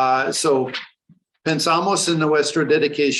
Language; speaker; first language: Spanish; non-native, learner; English